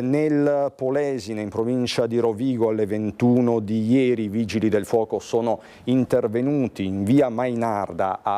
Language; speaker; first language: Italian; native; Italian